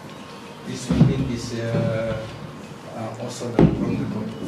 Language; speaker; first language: English; non-native, learner; Indonesian